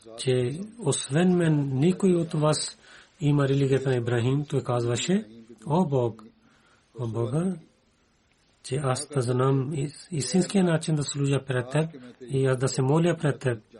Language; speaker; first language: Bulgarian; non-native, learner; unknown